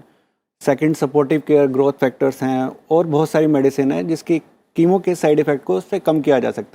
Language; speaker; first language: Hindi; native; Hindi